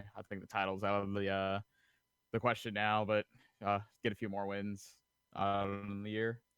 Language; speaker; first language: English; native; English